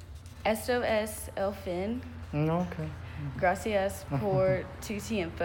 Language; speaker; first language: Spanish; non-native, learner; English